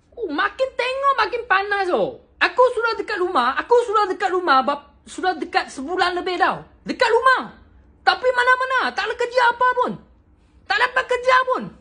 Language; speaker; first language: Malay; non-native, local second language; Chinese